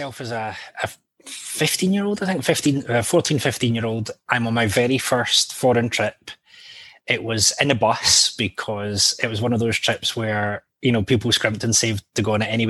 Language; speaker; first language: English; native; English